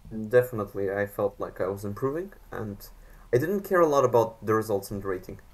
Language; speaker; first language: English; non-native, fluent; Macedonian